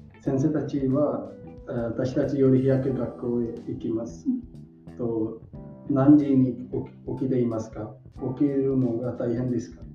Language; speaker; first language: Japanese; non-native, learner; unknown